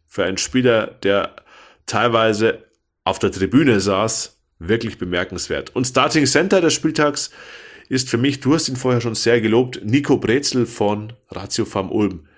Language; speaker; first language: German; native; German